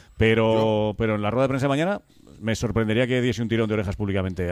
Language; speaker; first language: Spanish; native; Spanish